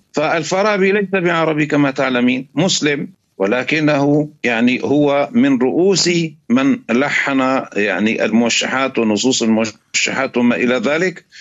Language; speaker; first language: Arabic; native; Arabic